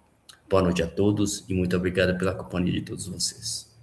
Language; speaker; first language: Portuguese; native; Portuguese